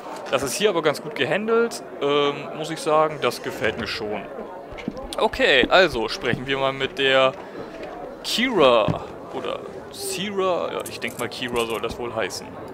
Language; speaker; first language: German; native; German